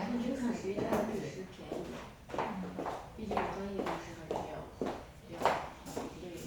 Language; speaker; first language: Chinese; native; Chinese